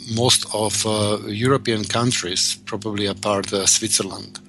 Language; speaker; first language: English; non-native, learner; Slovak